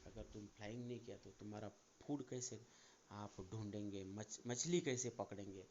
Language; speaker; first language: Hindi; non-native, local second language; Marathi